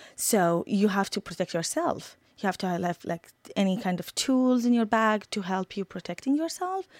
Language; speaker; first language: English; non-native, fluent; Arabic